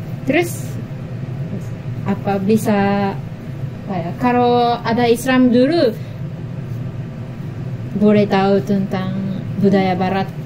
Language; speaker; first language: Indonesian; non-native, learner; Japanese